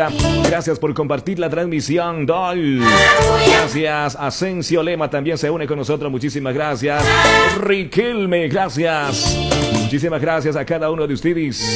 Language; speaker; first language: Spanish; native; Spanish